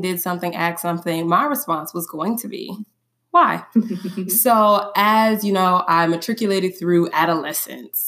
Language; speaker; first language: English; native; English